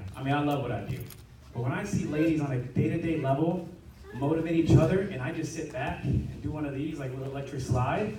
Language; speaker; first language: English; native; English